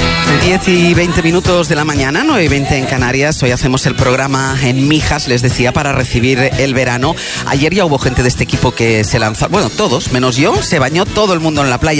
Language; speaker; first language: Spanish; native; Spanish